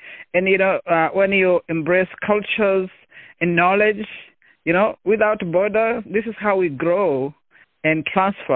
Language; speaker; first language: English; non-native, local second language; Kinyarwanda